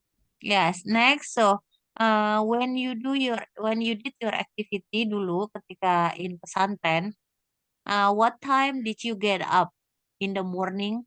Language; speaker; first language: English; non-native, fluent; Indonesian